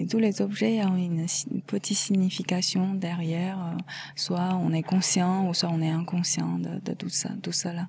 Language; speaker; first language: French; non-native, fluent; Chinese